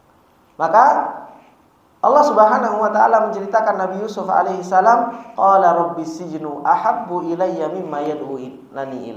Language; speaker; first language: Indonesian; native; Indonesian